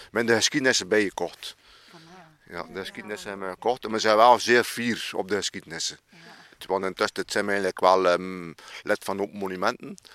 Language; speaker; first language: Dutch; native; Dutch